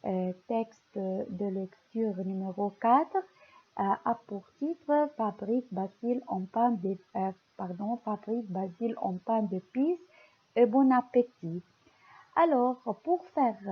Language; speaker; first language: French; non-native, local second language; Arabic